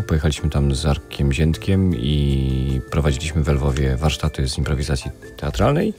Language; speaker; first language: Polish; native; Polish